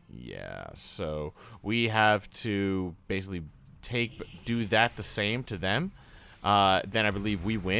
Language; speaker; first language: English; native; English